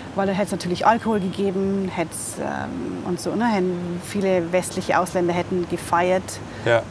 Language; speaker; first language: German; native; German